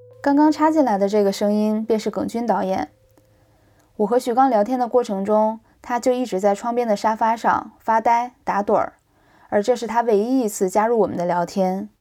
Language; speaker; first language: Chinese; native; Chinese